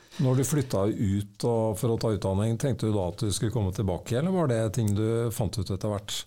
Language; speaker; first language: Norwegian; native; Norwegian